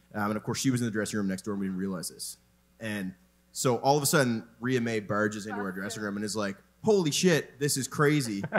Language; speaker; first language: English; native; English